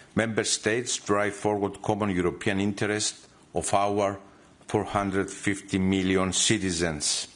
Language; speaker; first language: English; non-native, fluent; Greek